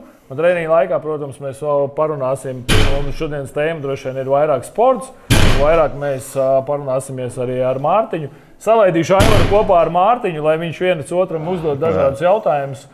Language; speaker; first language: Latvian; native; Latvian